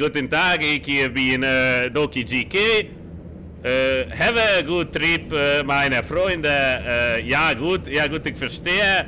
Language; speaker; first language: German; non-native, learner; Hungarian